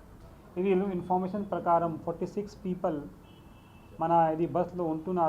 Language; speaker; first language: Telugu; non-native, local second language; Hindi